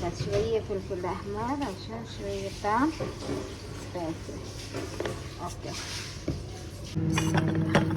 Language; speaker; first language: Arabic; non-native, learner; Urdu